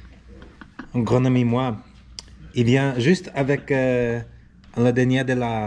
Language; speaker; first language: French; non-native, learner; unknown